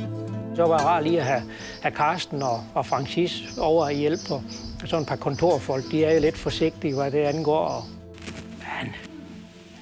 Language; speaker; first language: Danish; native; Danish